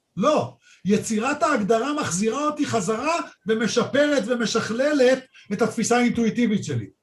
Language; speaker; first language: Hebrew; native; Hebrew